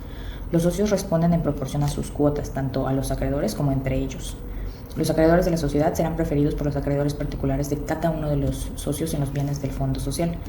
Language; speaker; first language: Spanish; native; Spanish